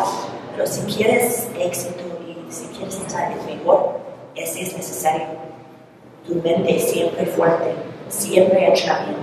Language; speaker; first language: Spanish; non-native, learner; English